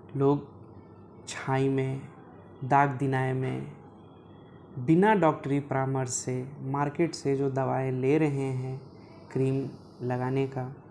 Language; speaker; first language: Hindi; native; Hindi